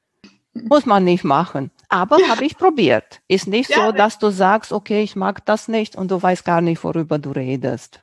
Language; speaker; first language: German; non-native, local second language; Romanian